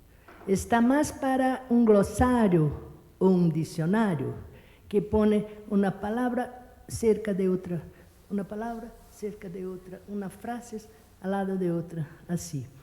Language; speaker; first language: Spanish; non-native, fluent; Portuguese